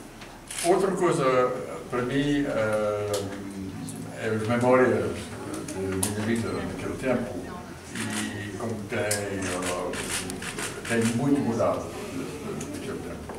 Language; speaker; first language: Portuguese; non-native, learner; English